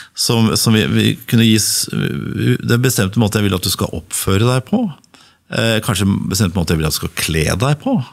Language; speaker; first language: Norwegian; native; Norwegian